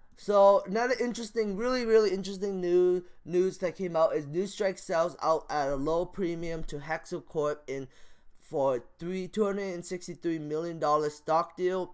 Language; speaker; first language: English; native; English